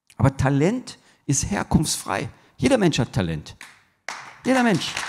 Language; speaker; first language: German; early bilingual, other home language; Turkish